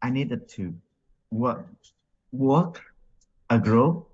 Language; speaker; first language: English; non-native, learner; Vietnamese